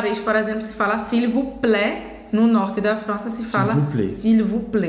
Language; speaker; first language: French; non-native, fluent; Portuguese